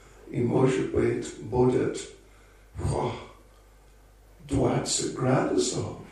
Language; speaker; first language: Russian; non-native, learner; English